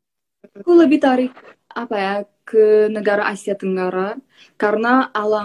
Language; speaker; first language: Indonesian; non-native, fluent; Azerbaijani